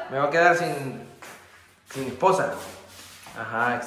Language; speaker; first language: Spanish; native; Spanish